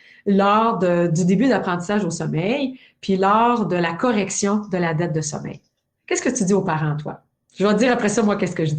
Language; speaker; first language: French; native; French